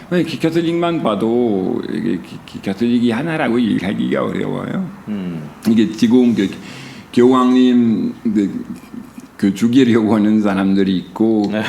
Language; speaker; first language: Korean; non-native, fluent; French